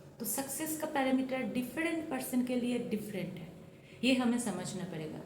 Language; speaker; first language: Hindi; non-native, local second language; Bangla